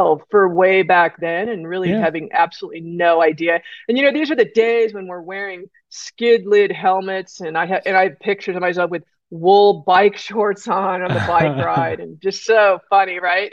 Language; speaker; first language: English; native; English